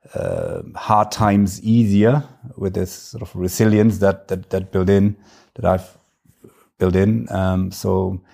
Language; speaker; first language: English; non-native, fluent; German